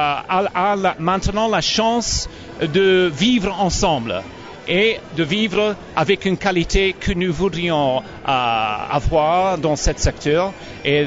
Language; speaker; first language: French; non-native, fluent; English